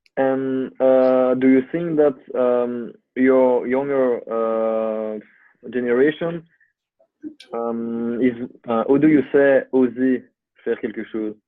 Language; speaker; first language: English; non-native, learner; French